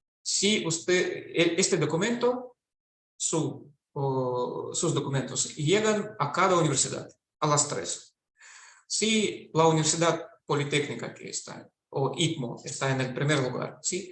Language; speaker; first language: Spanish; non-native, fluent; Russian